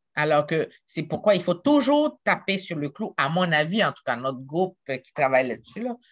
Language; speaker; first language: French; non-native, local second language; Haitian Creole